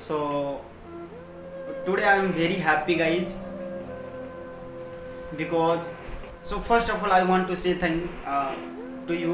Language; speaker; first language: English; non-native, learner; Hindi